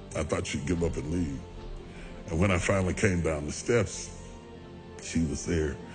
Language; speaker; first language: English; native; English